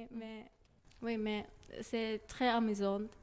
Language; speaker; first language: French; non-native, learner; Japanese